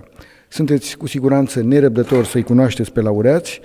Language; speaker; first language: Romanian; native; Romanian